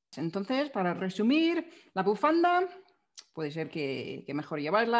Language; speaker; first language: Spanish; non-native, fluent; English